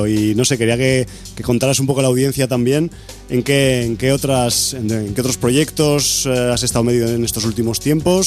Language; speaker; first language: Spanish; native; Spanish